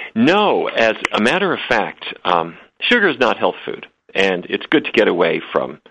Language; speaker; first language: English; native; English